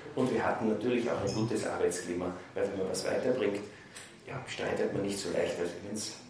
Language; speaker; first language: German; native; German